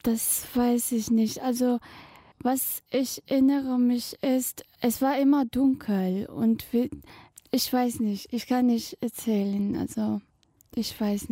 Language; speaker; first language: German; non-native, fluent; Tibetan